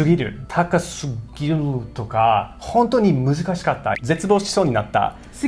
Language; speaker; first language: Japanese; non-native, fluent; English